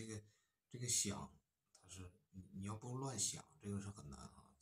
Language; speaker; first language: Chinese; native; Chinese